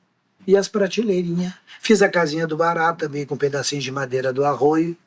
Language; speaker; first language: Portuguese; native; Portuguese